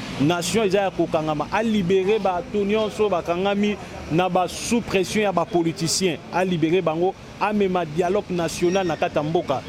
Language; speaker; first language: Lingala; native; Lingala